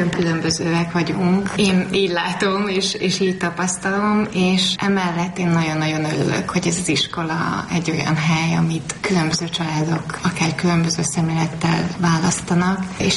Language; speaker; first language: Hungarian; native; Hungarian